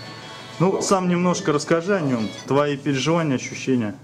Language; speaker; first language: Russian; native; Russian